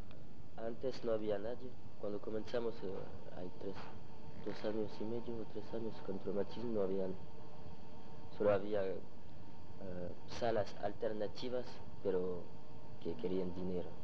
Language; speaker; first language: Spanish; non-native, learner; French